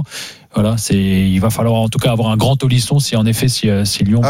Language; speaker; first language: French; native; French